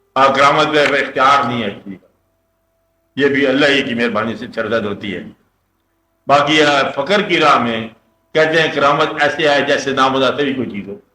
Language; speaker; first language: Urdu; non-native, local second language; Punjabi